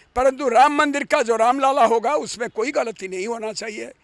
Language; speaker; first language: Hindi; non-native, local second language; Odia